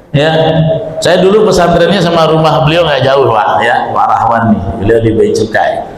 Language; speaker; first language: Indonesian; native; Indonesian